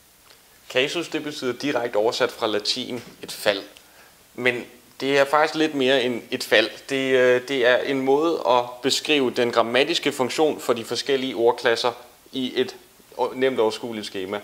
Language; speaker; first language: Danish; native; Danish